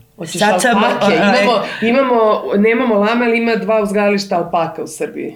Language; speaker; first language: Serbian; native; Serbian